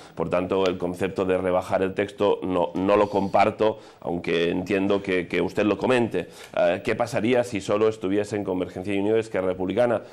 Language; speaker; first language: Spanish; non-native, local second language; Catalan